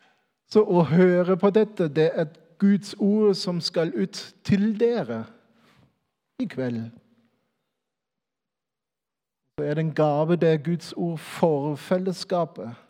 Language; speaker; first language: Norwegian; non-native, fluent; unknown